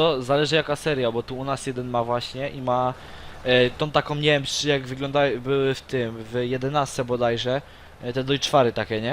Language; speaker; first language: Polish; native; Polish